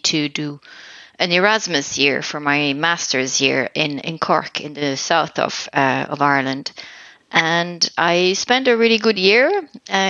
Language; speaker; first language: English; non-native, fluent; French